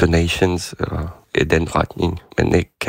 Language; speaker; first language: Danish; non-native, fluent; Ukrainian